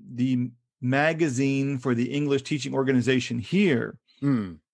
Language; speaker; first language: English; native; English